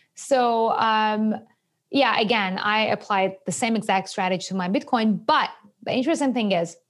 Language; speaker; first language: English; non-native, fluent; Persian